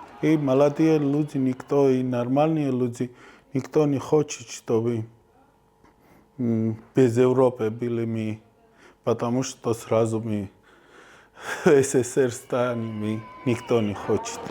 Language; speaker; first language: Russian; non-native, learner; Georgian